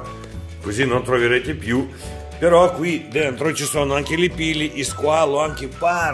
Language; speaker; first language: Italian; non-native, fluent; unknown